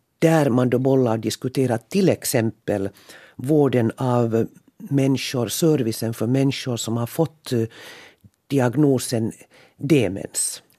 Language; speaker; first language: Swedish; native; Swedish